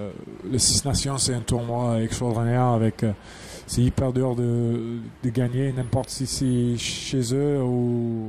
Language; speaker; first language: French; non-native, fluent; English